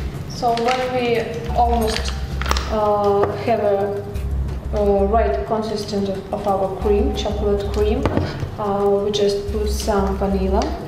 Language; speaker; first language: English; non-native, learner; Russian